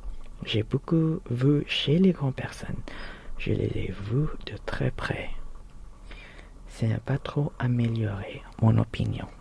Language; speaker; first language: French; non-native, learner; Filipino